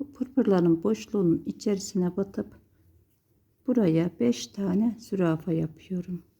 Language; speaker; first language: Turkish; native; Turkish